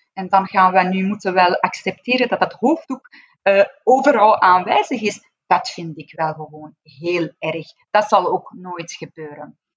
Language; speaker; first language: Dutch; non-native, fluent; Persian